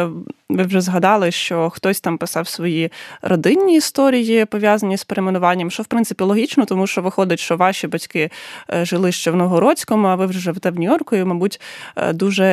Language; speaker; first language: Ukrainian; native; Ukrainian